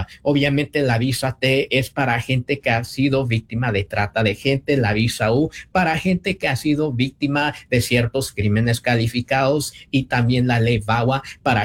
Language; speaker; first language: Spanish; early bilingual, heritage; Spanish